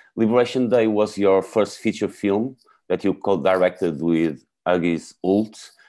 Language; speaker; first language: English; non-native, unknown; Portuguese